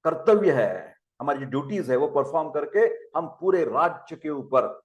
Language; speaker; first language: Hindi; non-native, local second language; Marathi